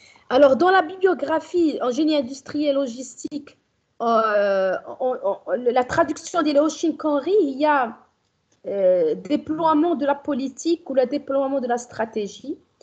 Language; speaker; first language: French; non-native, local second language; Arabic